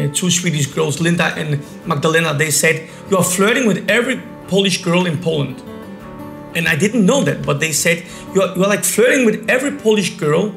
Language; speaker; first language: English; non-native, fluent; Polish